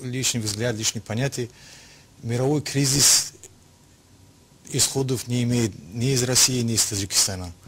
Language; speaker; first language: Russian; non-native, local second language; Tajik